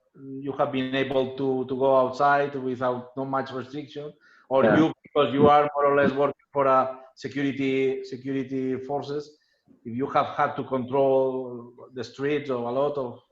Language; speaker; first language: English; non-native, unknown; Catalan